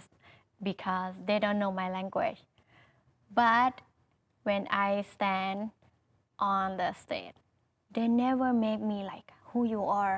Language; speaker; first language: English; non-native, learner; Thai